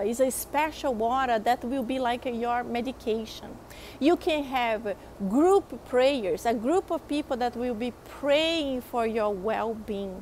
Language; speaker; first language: English; non-native, fluent; Portuguese